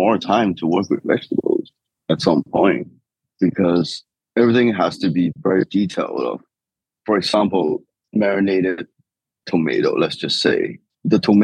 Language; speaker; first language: English; non-native, local second language; Cantonese